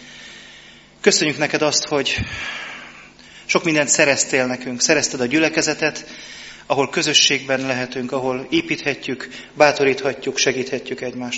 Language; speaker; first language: Hungarian; native; Hungarian